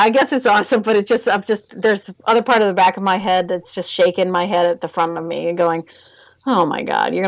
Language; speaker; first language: English; native; English